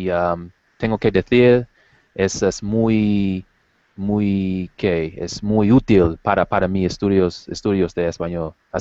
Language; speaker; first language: Spanish; non-native, learner; English